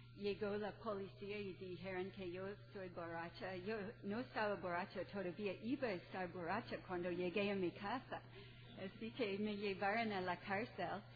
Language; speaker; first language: Spanish; non-native, fluent; English